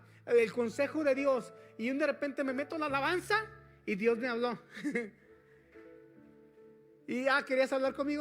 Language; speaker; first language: Spanish; native; Spanish